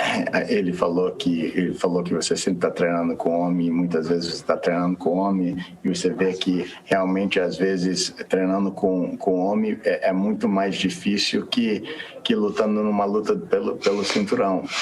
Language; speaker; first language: Portuguese; non-native, fluent; English